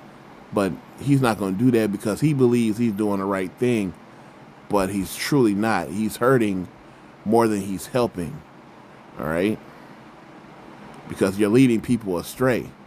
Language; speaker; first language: English; native; English